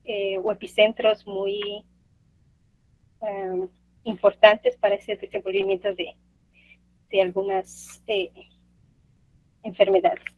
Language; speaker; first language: Spanish; non-native, fluent; Portuguese